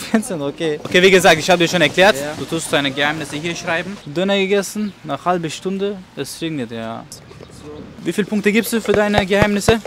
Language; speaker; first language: German; non-native, fluent; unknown